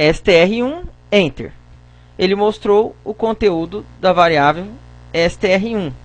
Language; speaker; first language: Portuguese; native; Portuguese